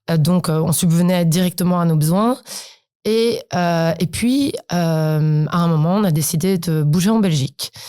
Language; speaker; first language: French; early bilingual, other home language; Polish